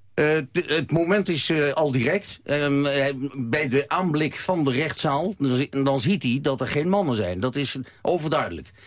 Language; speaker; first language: Dutch; native; Dutch